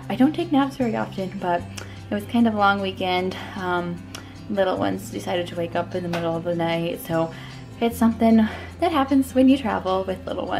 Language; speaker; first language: English; native; English